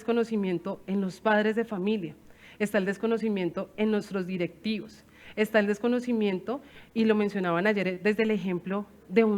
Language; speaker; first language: Spanish; native; Spanish